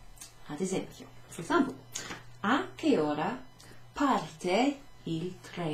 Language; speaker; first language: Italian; non-native, fluent; English